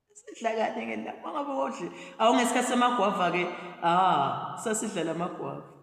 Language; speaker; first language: Zulu; non-native, local second language; Swati